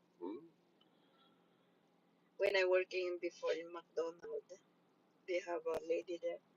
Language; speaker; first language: English; non-native, local second language; Filipino